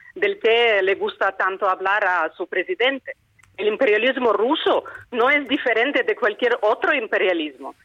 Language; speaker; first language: Spanish; non-native, fluent; Ukrainian